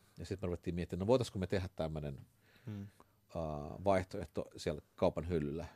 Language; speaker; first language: Finnish; early bilingual, other home language; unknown